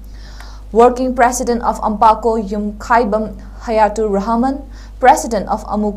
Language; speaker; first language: English; non-native, local second language; Manipuri